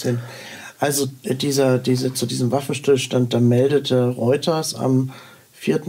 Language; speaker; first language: German; native; German